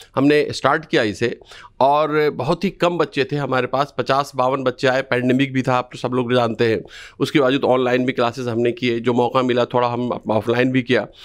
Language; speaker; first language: Hindi; native; Hindi